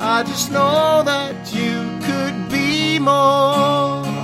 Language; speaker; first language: English; non-native, fluent; Swedish